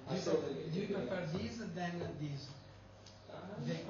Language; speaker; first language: English; non-native, learner; Italian